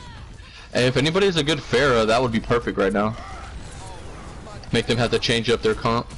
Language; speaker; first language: English; native; English